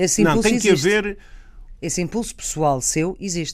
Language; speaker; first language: Portuguese; native; Portuguese